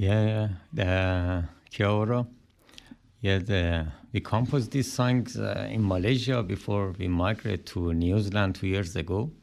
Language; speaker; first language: English; non-native, learner; Persian